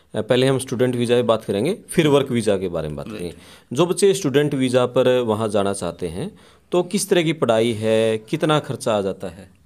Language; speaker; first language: Hindi; native; Hindi